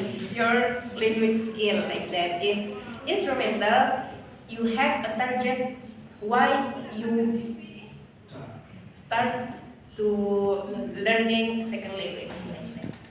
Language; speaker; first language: English; non-native, learner; Indonesian